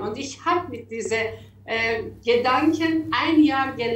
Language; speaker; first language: German; non-native, learner; Persian